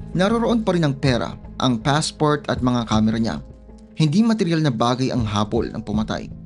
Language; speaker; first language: Filipino; native; Filipino